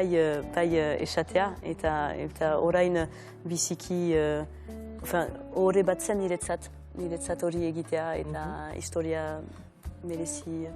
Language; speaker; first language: Basque; non-native, local second language; French